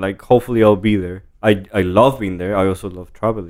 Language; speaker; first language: English; non-native, fluent; Spanish